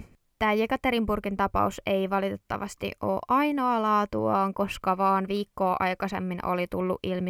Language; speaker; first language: Finnish; native; Finnish